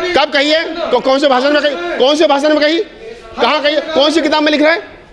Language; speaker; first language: Hindi; native; Hindi